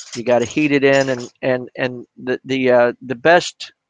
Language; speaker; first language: English; native; English